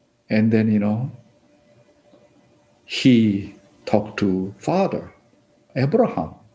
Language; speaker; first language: English; non-native, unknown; Korean